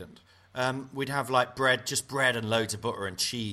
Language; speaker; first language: English; native; English